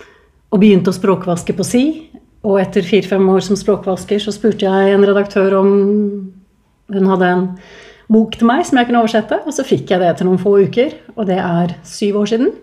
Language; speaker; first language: Norwegian; native; Norwegian